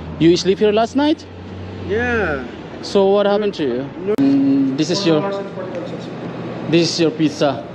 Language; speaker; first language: English; non-native, learner; Filipino